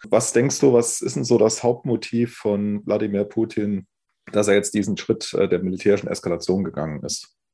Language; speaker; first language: German; native; German